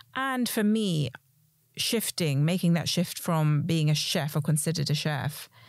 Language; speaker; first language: English; early bilingual, other home language; Hindi